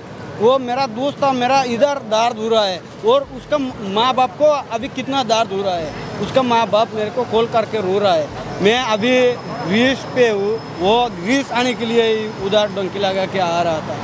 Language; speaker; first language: Hindi; non-native, fluent; Bangla